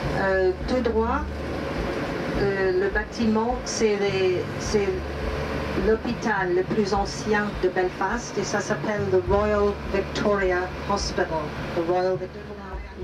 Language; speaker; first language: French; non-native, fluent; English